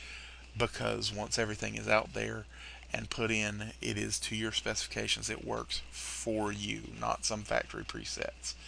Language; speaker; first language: English; native; English